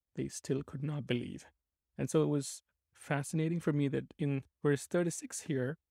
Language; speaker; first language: English; non-native, local second language; Malayalam